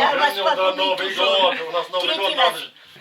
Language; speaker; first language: Russian; non-native, learner; English